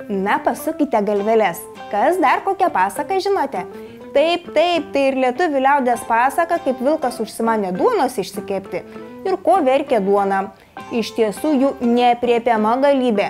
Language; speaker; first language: Lithuanian; native; Lithuanian